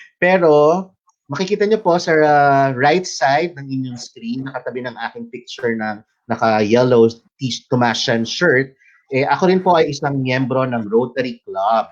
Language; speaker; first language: Filipino; native; Filipino